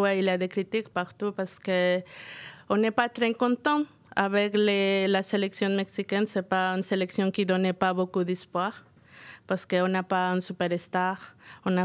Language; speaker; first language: French; non-native, fluent; Spanish